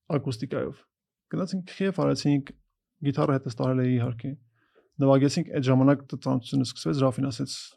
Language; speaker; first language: Armenian; native; Armenian